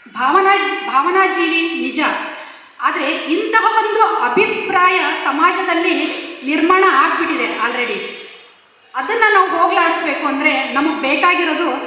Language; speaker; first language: Kannada; native; Kannada